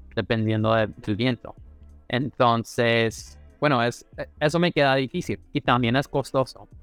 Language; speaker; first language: Spanish; non-native, fluent; English